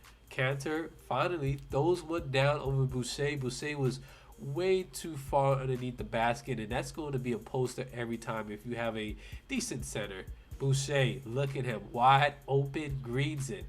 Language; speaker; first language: English; native; English